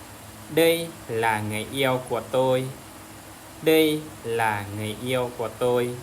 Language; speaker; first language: Vietnamese; non-native, learner; Lao